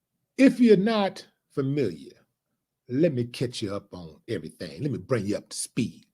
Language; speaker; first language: English; native; English